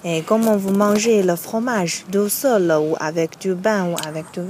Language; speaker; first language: French; non-native, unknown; Chinese